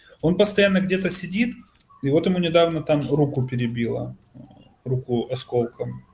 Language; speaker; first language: Russian; native; Russian